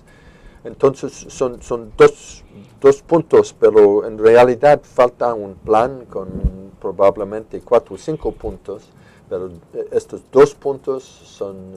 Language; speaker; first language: Spanish; non-native, fluent; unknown